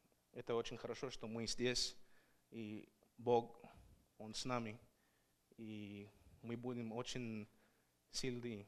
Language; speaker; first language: Russian; non-native, learner; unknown